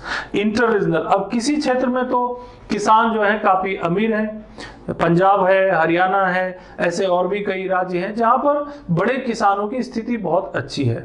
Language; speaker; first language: Hindi; native; Hindi